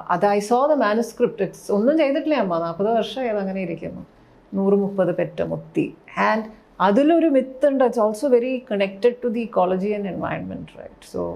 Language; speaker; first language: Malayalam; early bilingual, heritage; Malayalam